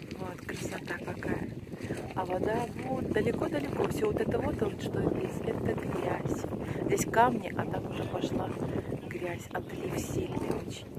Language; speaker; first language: Russian; native; Russian